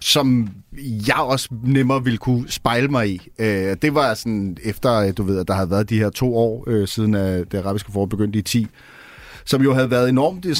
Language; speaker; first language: Danish; native; Danish